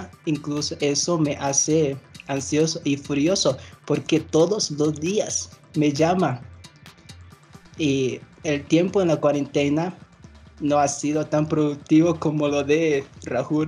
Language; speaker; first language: Spanish; non-native, fluent; Chinese